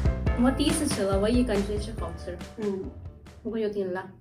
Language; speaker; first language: Chinese; non-native, learner; Urdu